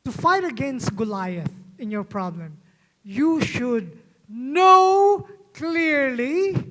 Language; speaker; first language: English; non-native, local second language; Filipino